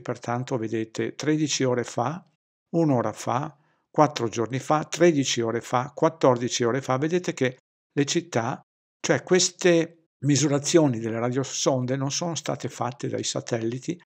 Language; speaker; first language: Italian; native; Italian